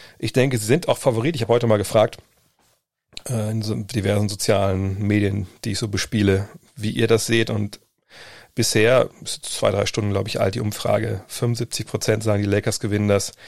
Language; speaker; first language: German; native; German